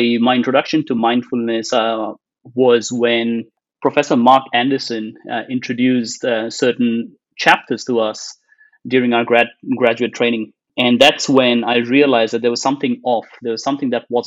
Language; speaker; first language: English; non-native, local second language; Bangla